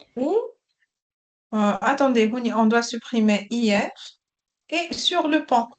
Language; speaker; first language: French; non-native, local second language; Arabic